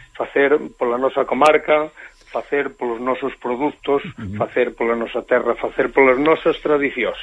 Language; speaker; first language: Galician; native; Galician